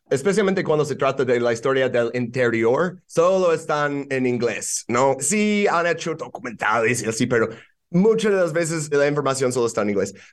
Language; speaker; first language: Spanish; non-native, fluent; English